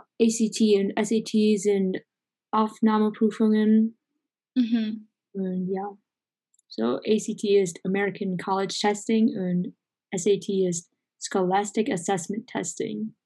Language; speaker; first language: German; non-native, learner; English